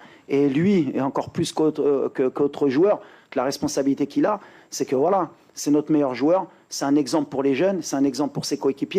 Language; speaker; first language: French; native; French